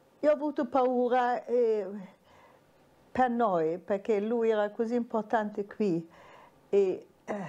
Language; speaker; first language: Italian; non-native, fluent; German